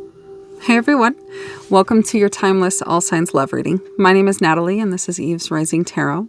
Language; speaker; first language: English; native; English